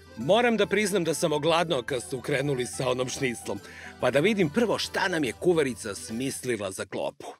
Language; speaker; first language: Serbian; native; Serbian